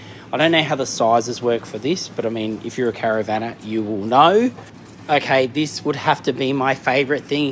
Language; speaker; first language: English; native; English